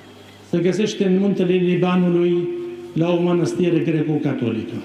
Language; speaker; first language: Romanian; non-native, fluent; Arabic